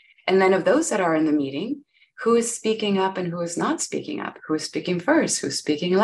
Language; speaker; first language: English; non-native, fluent; Spanish